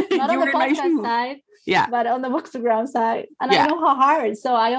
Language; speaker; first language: English; non-native, fluent; Spanish